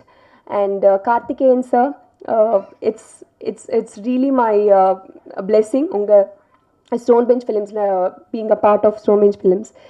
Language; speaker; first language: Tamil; non-native, learner; Telugu